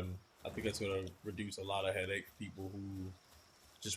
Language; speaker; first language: English; native; English